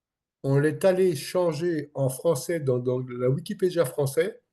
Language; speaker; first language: French; non-native, local second language; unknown